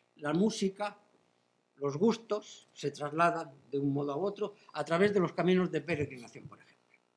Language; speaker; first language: Spanish; native; Spanish